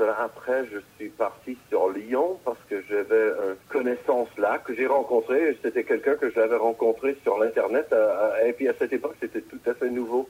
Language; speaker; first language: French; native; French